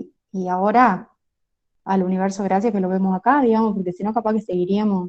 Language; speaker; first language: Spanish; native; Spanish